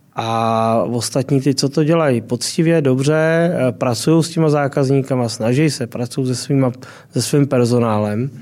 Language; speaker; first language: Czech; native; Czech